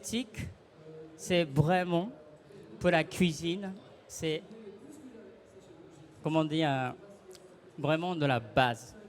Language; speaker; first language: French; non-native, fluent; Japanese